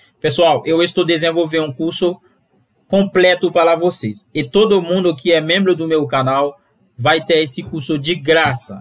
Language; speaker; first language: Portuguese; non-native, fluent; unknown